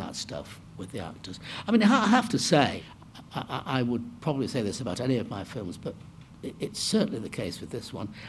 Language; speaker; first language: English; native; English